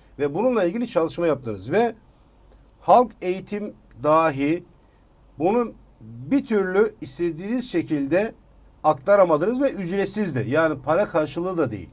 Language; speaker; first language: Turkish; native; Turkish